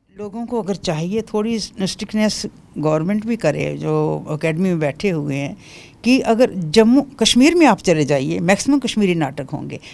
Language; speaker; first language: Hindi; non-native, local second language; Dogri